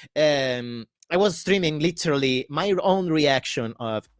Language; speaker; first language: English; non-native, fluent; Italian